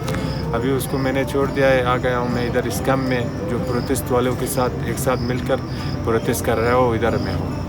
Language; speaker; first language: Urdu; non-native, learner; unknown